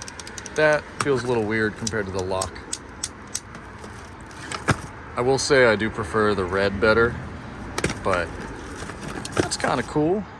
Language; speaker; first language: English; native; English